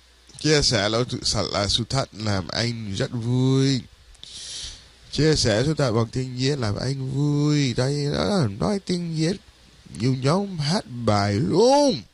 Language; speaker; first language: Vietnamese; non-native, learner; English